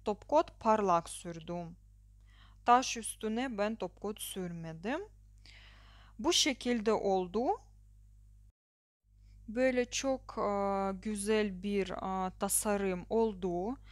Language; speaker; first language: Turkish; non-native, learner; Russian